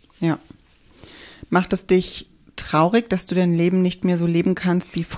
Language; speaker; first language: German; native; German